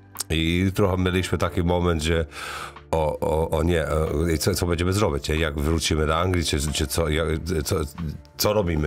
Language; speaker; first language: Polish; non-native, learner; English